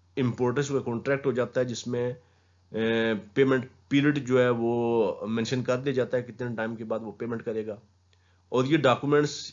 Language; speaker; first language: Urdu; non-native, local second language; Punjabi